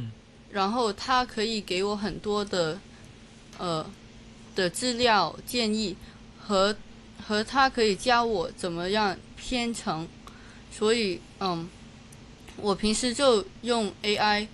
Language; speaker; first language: Chinese; non-native, local second language; Cantonese